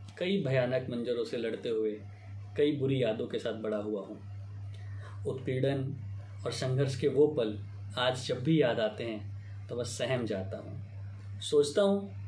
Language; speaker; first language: Hindi; native; Hindi